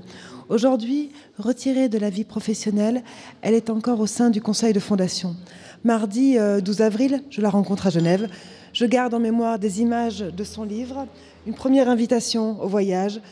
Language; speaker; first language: French; native; French